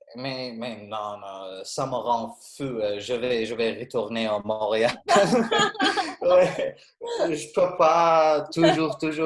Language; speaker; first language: French; non-native, learner; Arabic